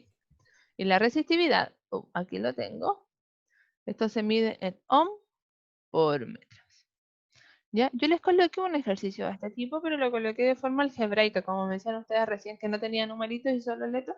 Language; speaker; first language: Spanish; native; Spanish